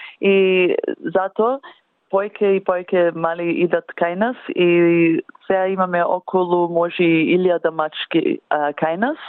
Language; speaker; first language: Macedonian; early bilingual, heritage; English